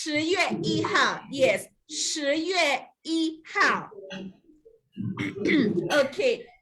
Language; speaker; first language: Chinese; non-native, fluent; English